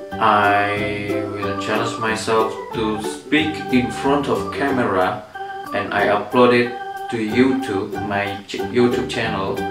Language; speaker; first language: English; non-native, learner; Javanese